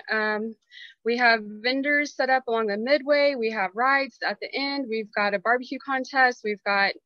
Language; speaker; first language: English; native; English